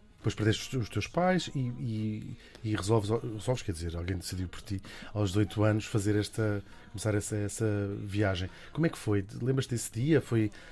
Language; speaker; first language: Portuguese; native; Portuguese